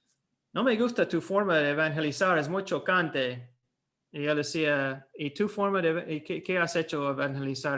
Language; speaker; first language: Spanish; non-native, fluent; English